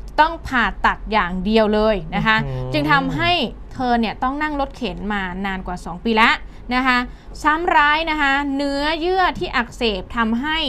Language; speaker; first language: Thai; native; Thai